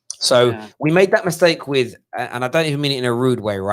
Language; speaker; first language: English; native; English